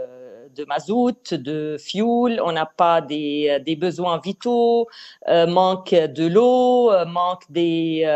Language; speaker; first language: French; non-native, fluent; Arabic